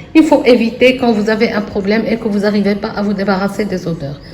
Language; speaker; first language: French; non-native, local second language; Arabic